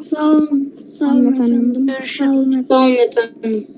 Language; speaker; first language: Turkish; native; Turkish